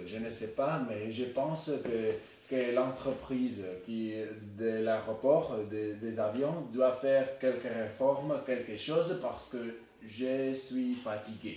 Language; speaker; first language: French; non-native, learner; Spanish